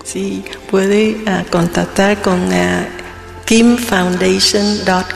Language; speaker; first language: Spanish; non-native, learner; Vietnamese